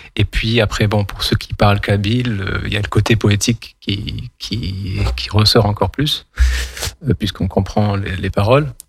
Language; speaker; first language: French; non-native, local second language; Kabyle